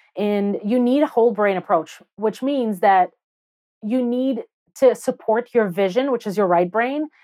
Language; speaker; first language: English; non-native, fluent; Russian